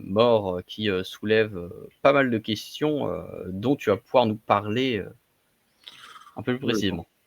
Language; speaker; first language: French; native; French